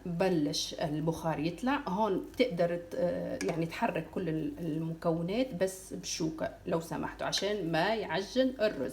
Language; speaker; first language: Arabic; native; Arabic